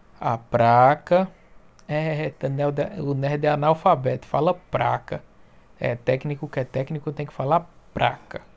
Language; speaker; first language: Portuguese; native; Portuguese